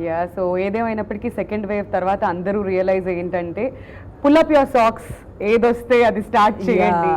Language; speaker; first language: Telugu; native; Telugu